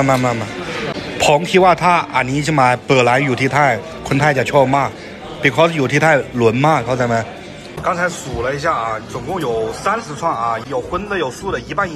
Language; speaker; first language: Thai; non-native, learner; Chinese